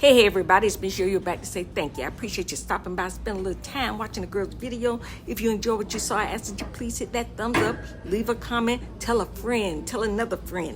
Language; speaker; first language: English; native; English